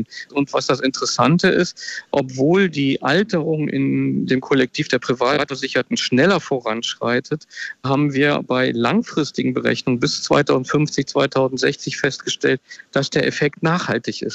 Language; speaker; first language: German; native; German